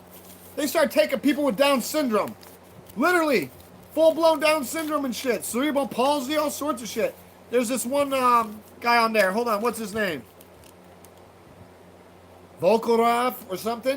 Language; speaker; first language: English; native; English